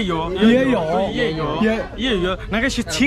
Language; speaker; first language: Chinese; non-native, learner; Bangla